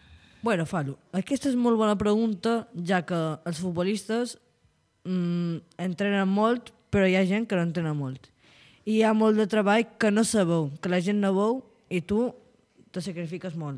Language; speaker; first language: Catalan; non-native, local second language; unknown